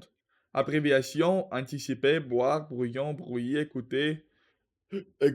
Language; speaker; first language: French; non-native, learner; Russian